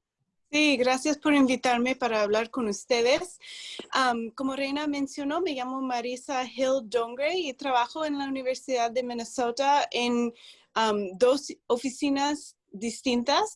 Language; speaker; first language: Spanish; non-native, fluent; English